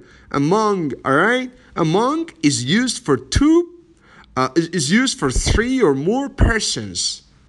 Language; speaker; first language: English; non-native, fluent; Persian